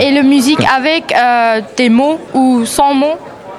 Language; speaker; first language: French; non-native, learner; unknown